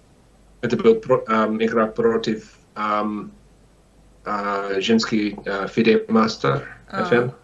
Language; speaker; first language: Russian; non-native, learner; English